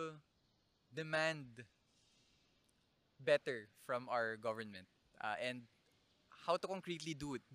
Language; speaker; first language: English; non-native, local second language; Bikol